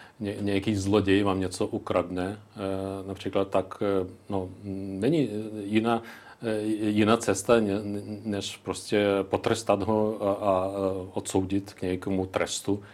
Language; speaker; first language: Czech; non-native, local second language; Ukrainian